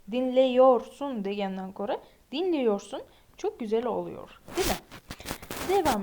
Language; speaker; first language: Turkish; non-native, fluent; Uzbek